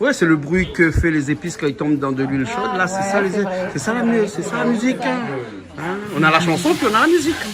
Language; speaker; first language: French; native; French